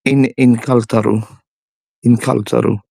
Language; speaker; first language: Arabic; non-native, learner; English